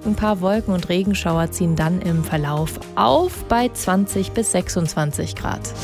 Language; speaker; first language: German; native; German